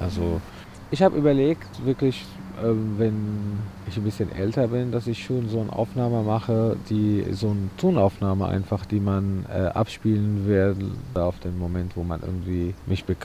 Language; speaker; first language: German; non-native, fluent; Arabic